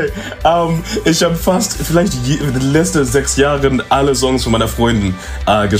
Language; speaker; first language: German; non-native, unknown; English